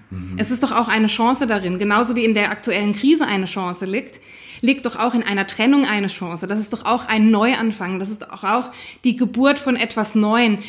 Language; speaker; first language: German; native; German